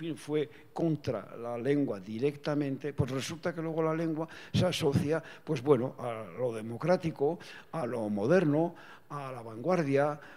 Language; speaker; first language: Spanish; non-native, local second language; Basque